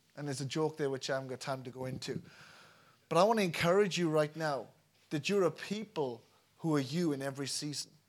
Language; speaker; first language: English; native; English